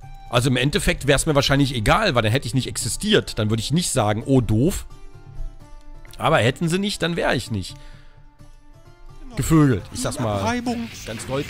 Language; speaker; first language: German; native; German